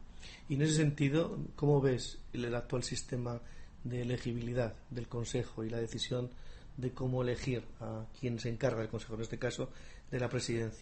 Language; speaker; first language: Spanish; native; Spanish